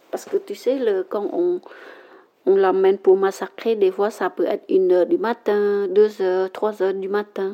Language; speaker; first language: French; non-native, learner; Khmer